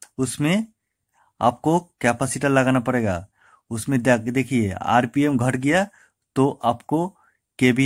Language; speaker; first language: Hindi; non-native, local second language; Bangla